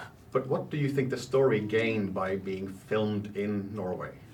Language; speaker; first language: English; non-native, fluent; Norwegian